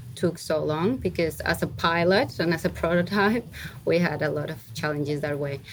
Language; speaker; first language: English; non-native, fluent; Spanish